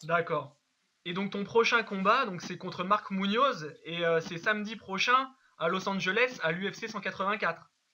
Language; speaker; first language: French; native; French